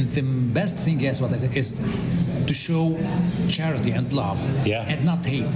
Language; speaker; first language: English; non-native, learner; Arabic